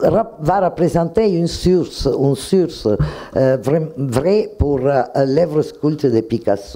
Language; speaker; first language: French; non-native, fluent; Italian